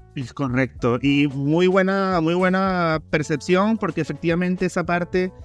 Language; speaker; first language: Spanish; native; Spanish